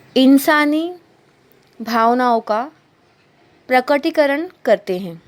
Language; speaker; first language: Hindi; non-native, local second language; Marathi